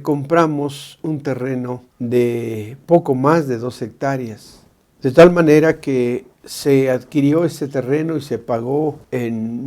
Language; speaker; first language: Spanish; native; Spanish